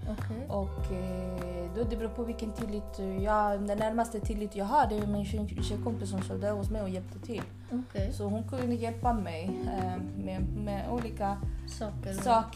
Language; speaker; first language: Swedish; early bilingual, other home language; Spanish